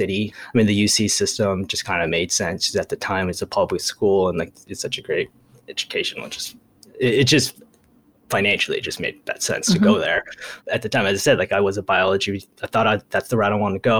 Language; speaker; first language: English; early bilingual, other home language; Japanese